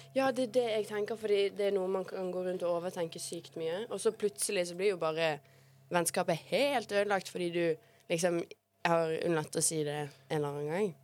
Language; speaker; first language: Norwegian; early bilingual, other home language; Bosnian